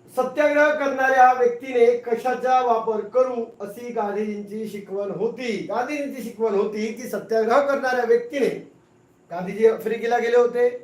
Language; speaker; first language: Marathi; non-native, local second language; Hindi